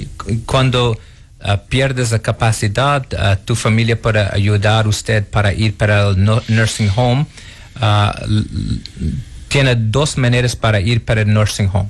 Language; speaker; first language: Spanish; non-native, learner; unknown